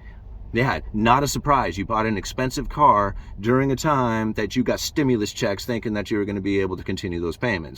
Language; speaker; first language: English; native; English